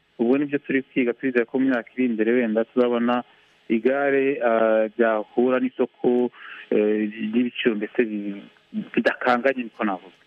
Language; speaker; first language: Kinyarwanda; early bilingual, heritage; Kinyarwanda